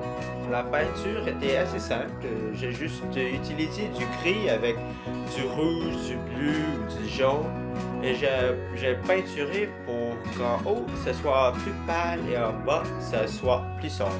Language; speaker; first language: French; non-native, fluent; English